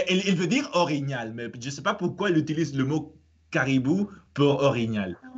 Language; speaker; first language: French; non-native, fluent; Spanish